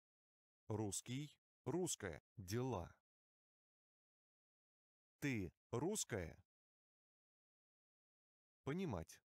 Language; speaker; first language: Russian; non-native, learner; English